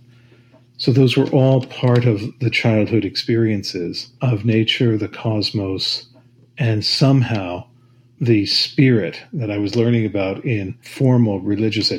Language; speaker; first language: English; native; English